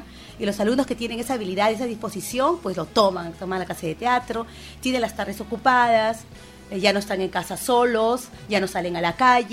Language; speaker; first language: Spanish; native; Spanish